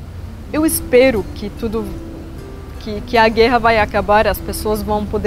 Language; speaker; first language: Portuguese; non-native, learner; Arabic